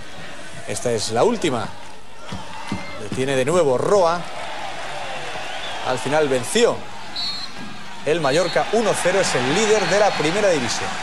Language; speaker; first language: Spanish; native; Spanish